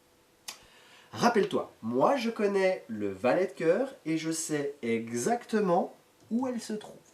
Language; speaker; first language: French; native; French